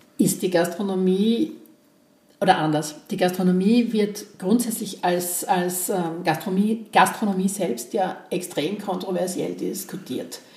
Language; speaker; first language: German; native; German